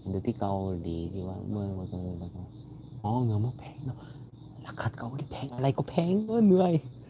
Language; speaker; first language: Thai; non-native, learner; Korean